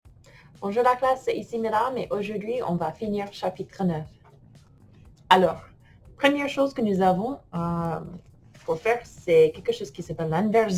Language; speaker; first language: French; non-native, fluent; English